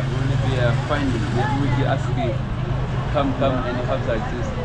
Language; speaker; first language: English; non-native, learner; Swahili